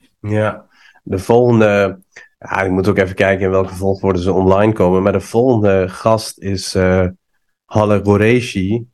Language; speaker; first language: Dutch; non-native, fluent; Persian